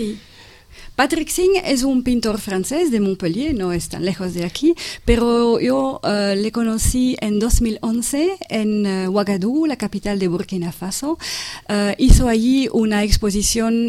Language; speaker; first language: Spanish; non-native, fluent; French